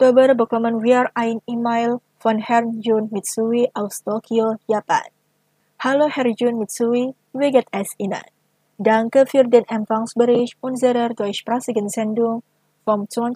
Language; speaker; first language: German; non-native, fluent; Indonesian